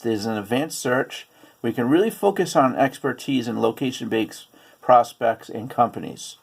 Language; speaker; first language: English; native; English